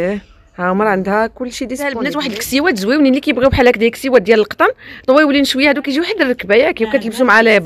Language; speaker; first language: Arabic; native; Arabic